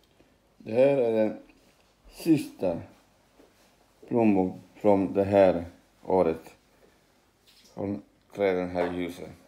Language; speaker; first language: Swedish; non-native, learner; Spanish